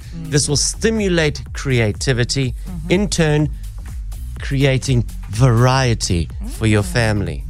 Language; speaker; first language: English; native; English